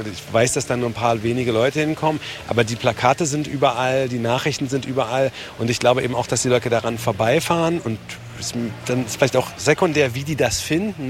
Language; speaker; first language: German; native; German